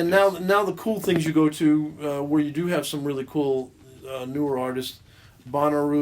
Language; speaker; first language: English; native; English